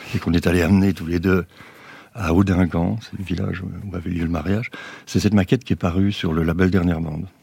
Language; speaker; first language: French; native; French